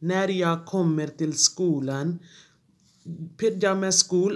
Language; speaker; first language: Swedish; non-native, fluent; Urdu